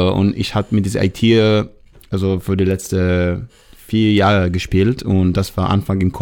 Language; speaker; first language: German; non-native, learner; Hebrew